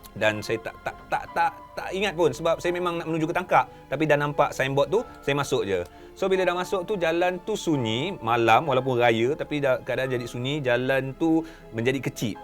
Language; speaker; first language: Malay; native; Malay